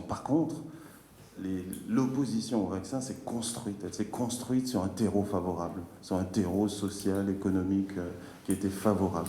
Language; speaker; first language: French; native; French